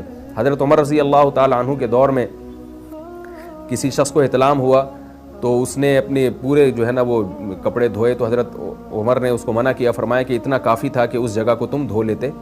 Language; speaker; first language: Urdu; native; Urdu